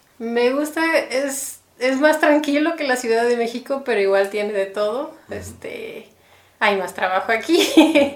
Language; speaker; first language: Spanish; native; Spanish